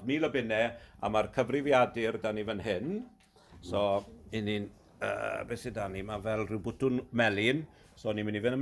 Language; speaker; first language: Welsh; native; Welsh